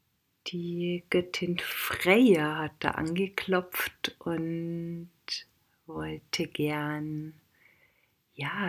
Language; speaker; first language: German; native; German